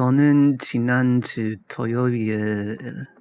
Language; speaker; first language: Korean; non-native, learner; English